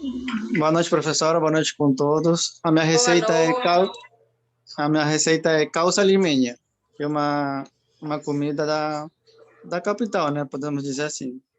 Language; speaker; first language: Portuguese; non-native, learner; Spanish